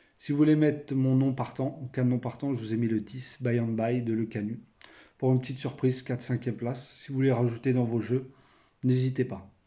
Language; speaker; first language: French; native; French